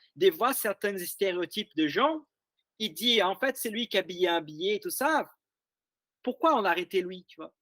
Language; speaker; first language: French; non-native, fluent; Portuguese